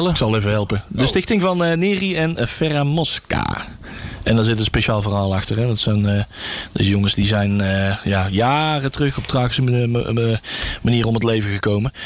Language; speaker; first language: Dutch; native; Dutch